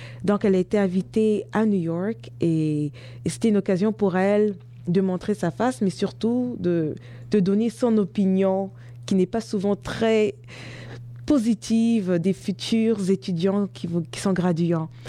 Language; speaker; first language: French; native; French